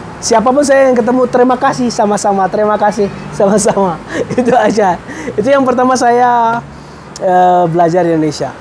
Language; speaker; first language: Indonesian; non-native, fluent; Arabic